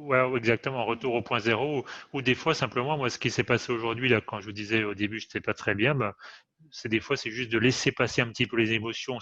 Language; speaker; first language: French; native; French